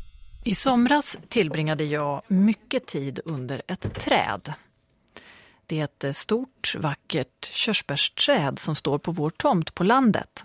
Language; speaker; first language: Swedish; native; Swedish